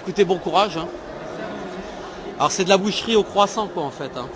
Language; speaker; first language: French; native; French